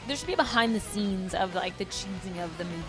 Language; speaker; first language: English; native; English